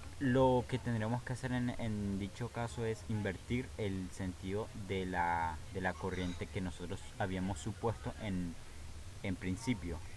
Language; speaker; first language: Spanish; native; Spanish